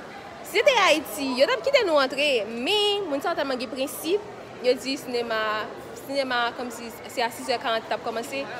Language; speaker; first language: French; non-native, local second language; Haitian Creole